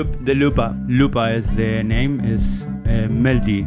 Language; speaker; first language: English; non-native, learner; Spanish